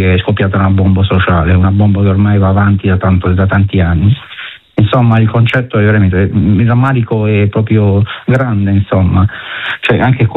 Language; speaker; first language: Italian; native; Italian